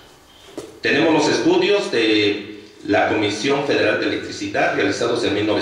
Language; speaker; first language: Spanish; native; Spanish